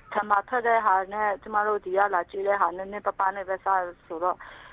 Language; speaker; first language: Burmese; non-native, local second language; Kachin